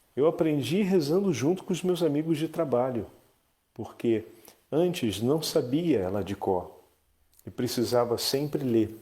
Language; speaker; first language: Portuguese; native; Portuguese